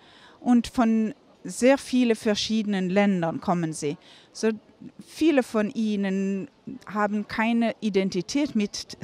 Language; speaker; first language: German; non-native, fluent; Norwegian